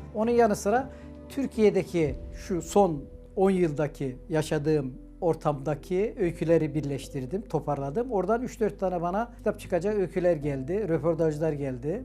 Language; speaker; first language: Turkish; native; Turkish